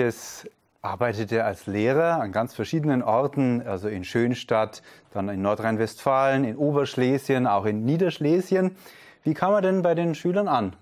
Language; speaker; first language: German; native; German